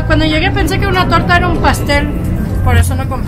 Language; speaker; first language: Spanish; non-native, fluent; French